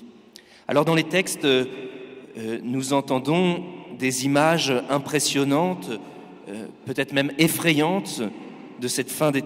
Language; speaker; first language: French; native; French